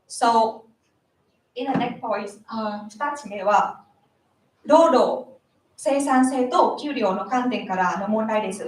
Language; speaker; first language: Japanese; non-native, learner; Vietnamese